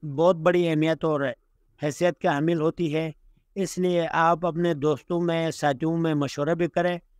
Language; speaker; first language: Urdu; non-native, local second language; Shina